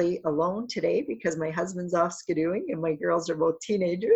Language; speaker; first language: English; native; English